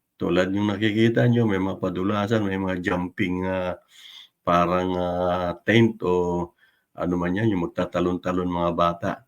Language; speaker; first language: Filipino; non-native, local second language; Cebuano